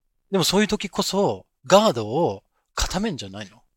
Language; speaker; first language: Japanese; native; Japanese